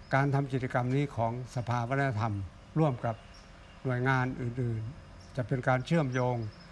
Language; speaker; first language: Thai; non-native, local second language; Northeastern Thai